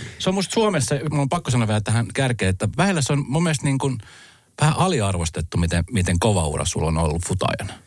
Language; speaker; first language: Finnish; native; Finnish